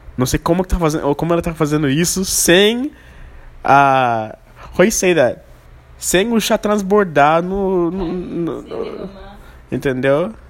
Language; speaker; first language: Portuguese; non-native, fluent; English